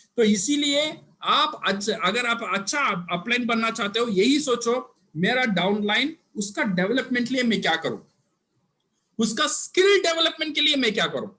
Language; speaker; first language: Hindi; non-native, local second language; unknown